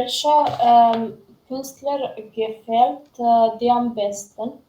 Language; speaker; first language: German; non-native, learner; Macedonian